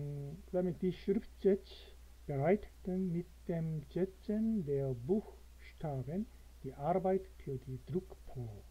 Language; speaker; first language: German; non-native, learner; Korean